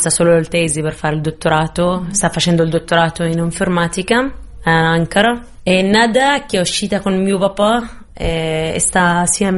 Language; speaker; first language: Italian; non-native, fluent; Arabic